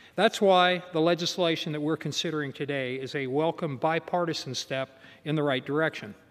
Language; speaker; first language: English; native; English